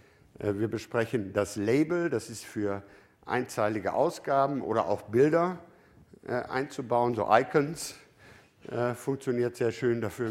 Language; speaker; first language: German; native; German